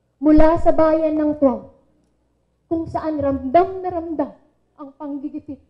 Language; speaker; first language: Filipino; non-native, local second language; Iloko